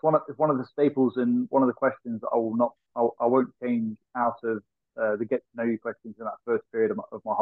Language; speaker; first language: English; native; English